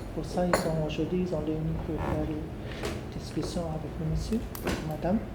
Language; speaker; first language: French; non-native, learner; Japanese